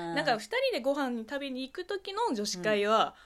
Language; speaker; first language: Japanese; non-native, fluent; Chinese